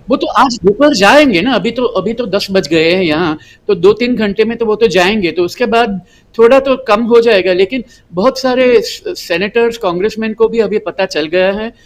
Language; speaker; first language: Hindi; non-native, local second language; Gujarati